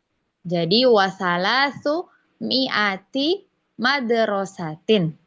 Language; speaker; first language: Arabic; non-native, fluent; Indonesian